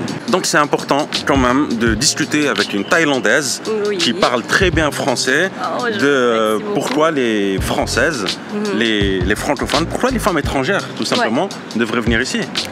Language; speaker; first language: French; native; French